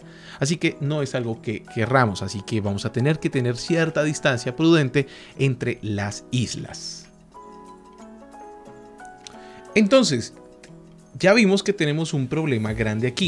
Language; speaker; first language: Spanish; native; Spanish